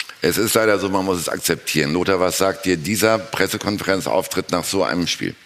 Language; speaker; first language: German; native; German